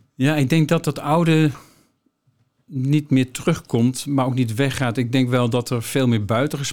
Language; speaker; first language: Dutch; native; Dutch